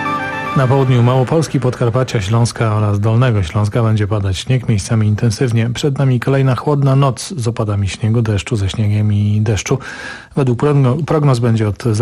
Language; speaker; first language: Polish; native; Polish